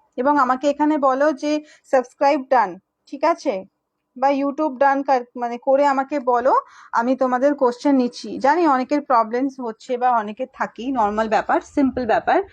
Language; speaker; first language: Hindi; non-native, local second language; Bangla